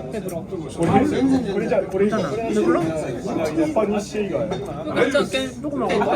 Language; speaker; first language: Japanese; non-native, learner; Korean